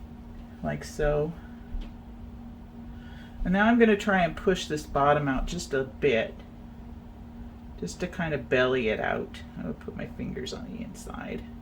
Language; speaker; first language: English; native; English